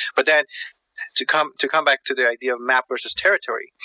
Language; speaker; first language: English; non-native, fluent; German